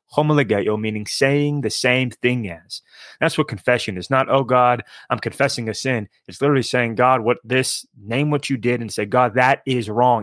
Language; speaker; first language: English; native; English